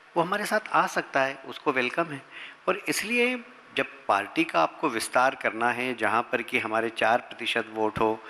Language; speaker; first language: Hindi; native; Hindi